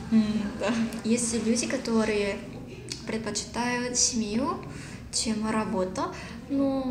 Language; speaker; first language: Russian; non-native, learner; Korean